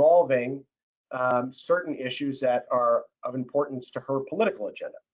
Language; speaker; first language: English; native; English